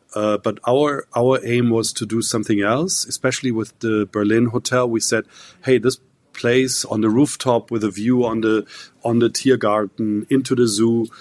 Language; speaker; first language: English; non-native, fluent; German